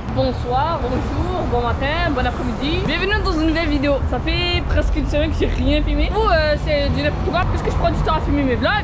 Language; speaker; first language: French; native; French